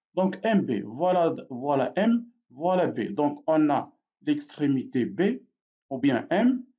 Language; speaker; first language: French; non-native, local second language; Arabic